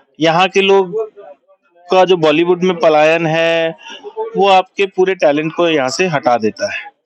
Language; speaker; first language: Hindi; non-native, local second language; Bhojpuri